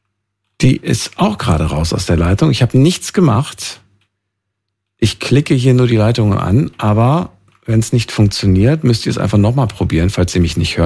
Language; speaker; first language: German; native; German